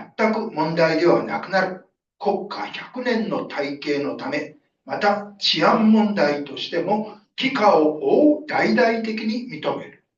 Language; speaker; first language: Japanese; native; Japanese